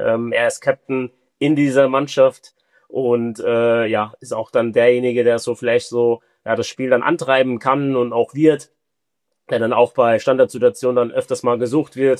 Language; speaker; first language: German; early bilingual, other home language; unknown